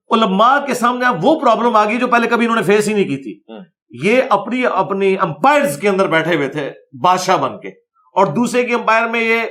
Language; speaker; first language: Urdu; native; Urdu